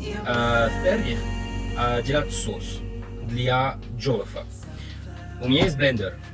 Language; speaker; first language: Russian; non-native, learner; French